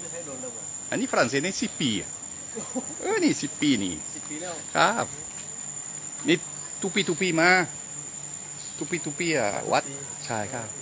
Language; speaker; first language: Thai; non-native, learner; French